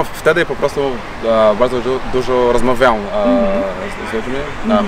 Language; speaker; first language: Polish; non-native, fluent; Portuguese